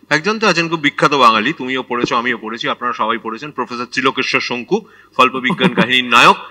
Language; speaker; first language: Bangla; native; Bangla